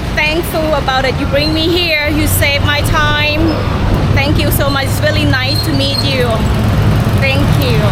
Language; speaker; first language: English; non-native, learner; Thai